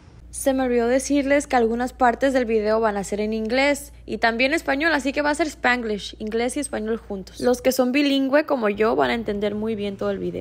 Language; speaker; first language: Spanish; early bilingual, heritage; Spanish